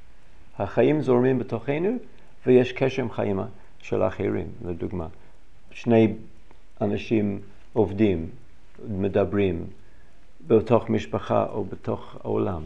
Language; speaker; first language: Hebrew; non-native, fluent; English